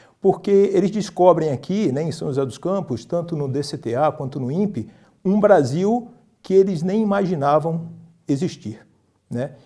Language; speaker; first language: Portuguese; native; Portuguese